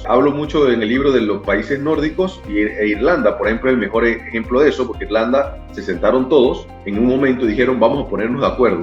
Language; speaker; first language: Spanish; native; Spanish